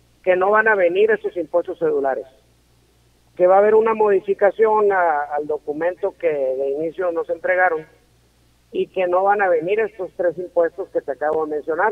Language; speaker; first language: Spanish; native; Spanish